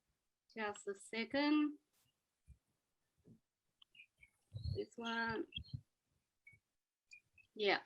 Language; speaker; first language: English; non-native, fluent; Vietnamese